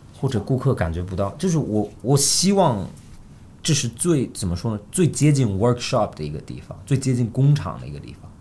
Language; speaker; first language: Chinese; early bilingual, heritage; Chinese